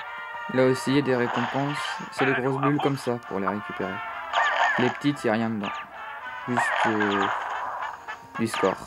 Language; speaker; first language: French; native; French